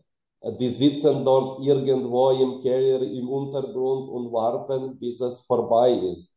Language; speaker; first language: German; non-native, fluent; Ukrainian